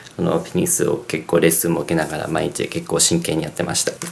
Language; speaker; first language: Japanese; early bilingual, heritage; English